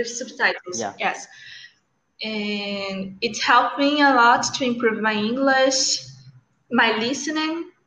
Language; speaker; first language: English; non-native, learner; Portuguese